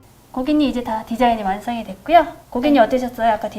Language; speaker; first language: Korean; native; Korean